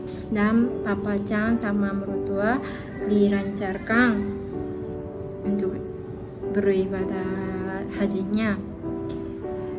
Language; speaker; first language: Indonesian; non-native, fluent; Japanese